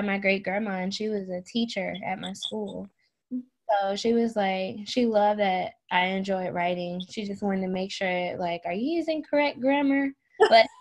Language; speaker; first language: English; native; English